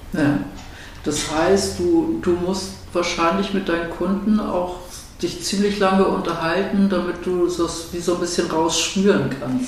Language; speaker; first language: German; native; German